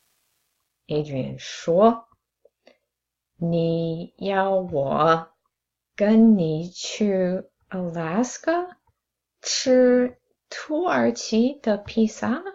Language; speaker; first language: Chinese; non-native, fluent; English